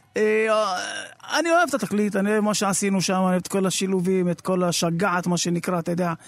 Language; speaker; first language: Hebrew; native; Hebrew